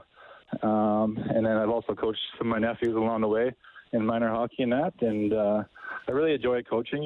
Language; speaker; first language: English; native; English